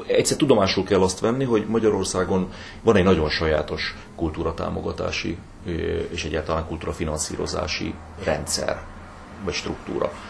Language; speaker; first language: Hungarian; native; Hungarian